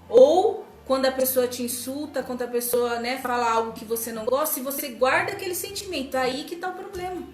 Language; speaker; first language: Portuguese; native; Portuguese